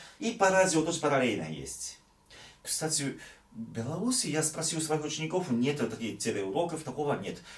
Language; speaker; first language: Russian; non-native, fluent; Japanese